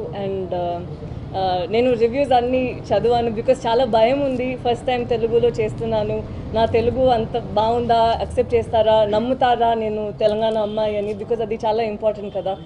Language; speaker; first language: Telugu; non-native, fluent; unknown